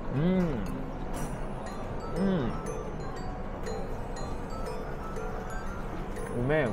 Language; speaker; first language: Japanese; non-native, fluent; Cantonese